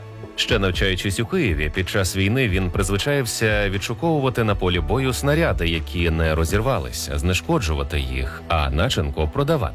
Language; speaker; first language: Ukrainian; native; Ukrainian